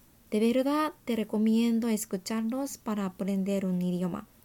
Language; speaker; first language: Spanish; non-native, fluent; Japanese